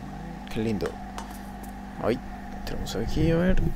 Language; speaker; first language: Spanish; native; Spanish